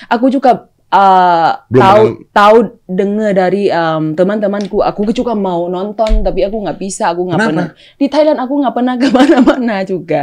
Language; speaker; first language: Indonesian; non-native, fluent; Thai